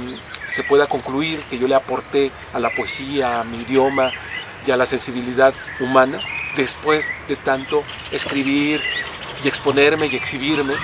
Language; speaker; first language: Spanish; native; Spanish